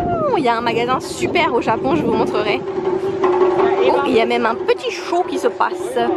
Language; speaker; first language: French; native; French